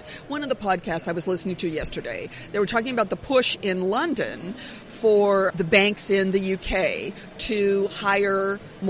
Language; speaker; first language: English; native; English